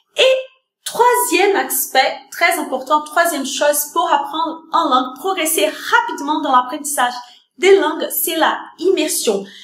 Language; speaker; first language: French; non-native, fluent; Portuguese